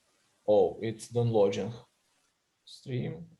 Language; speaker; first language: English; non-native, learner; Russian